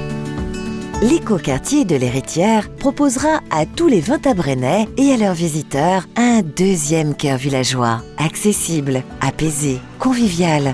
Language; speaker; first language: French; native; French